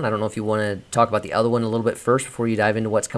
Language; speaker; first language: English; native; English